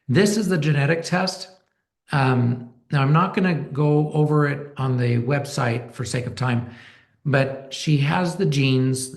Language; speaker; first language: English; native; English